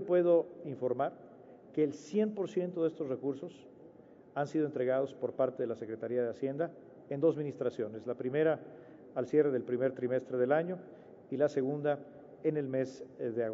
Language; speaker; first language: Spanish; native; Spanish